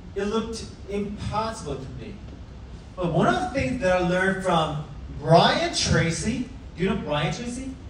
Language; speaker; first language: English; non-native, fluent; Korean